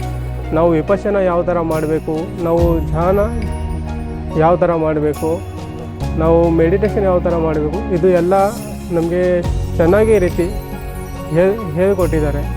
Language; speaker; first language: Kannada; non-native, local second language; Marathi